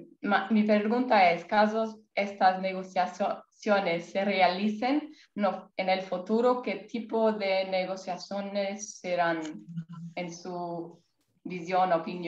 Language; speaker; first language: Spanish; non-native, learner; Portuguese